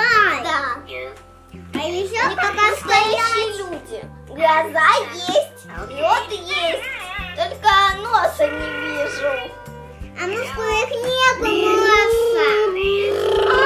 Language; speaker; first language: Russian; early bilingual, heritage; Russian